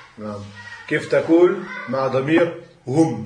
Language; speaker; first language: Arabic; non-native, fluent; French